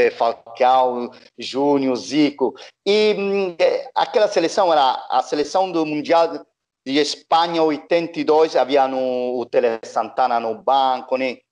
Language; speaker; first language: Portuguese; non-native, fluent; Italian